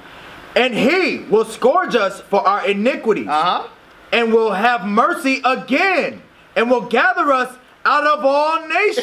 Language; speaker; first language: English; native; English